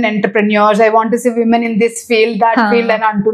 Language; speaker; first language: Telugu; native; Telugu